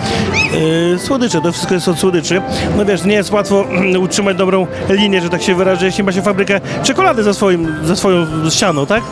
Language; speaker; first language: Polish; native; Polish